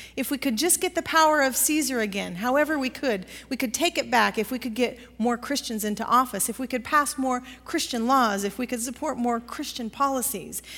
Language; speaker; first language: English; native; English